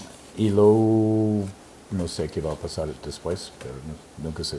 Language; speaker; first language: Spanish; non-native, fluent; English